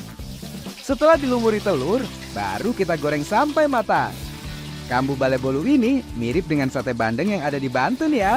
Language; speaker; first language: Indonesian; native; Indonesian